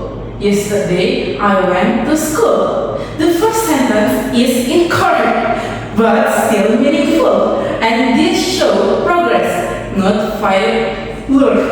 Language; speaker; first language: English; non-native, learner; Indonesian